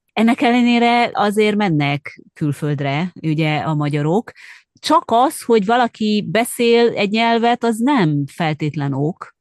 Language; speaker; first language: Hungarian; native; Hungarian